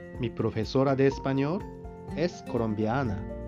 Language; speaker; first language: Spanish; non-native, fluent; Japanese